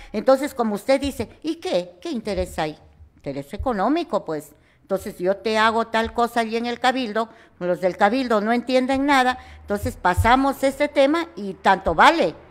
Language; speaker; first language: Spanish; native; Spanish